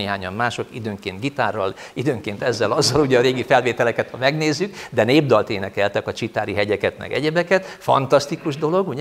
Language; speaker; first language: Hungarian; native; Hungarian